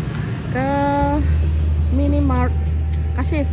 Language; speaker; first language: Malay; non-native, local second language; Javanese